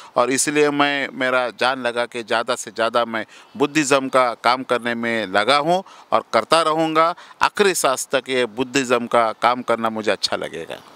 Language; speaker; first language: Hindi; non-native, local second language; Marathi